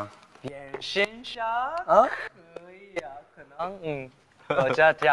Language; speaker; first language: Chinese; non-native, learner; Japanese